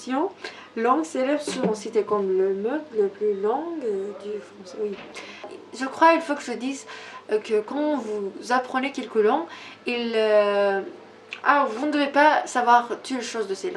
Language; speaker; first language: French; non-native, learner; Persian